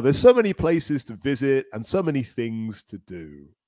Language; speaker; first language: English; native; English